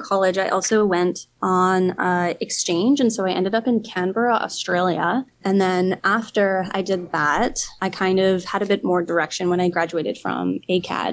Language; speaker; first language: English; native; English